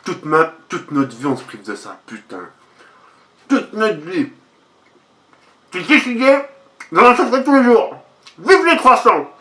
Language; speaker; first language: French; native; French